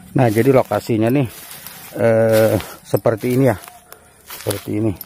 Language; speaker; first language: Indonesian; non-native, local second language; Banjar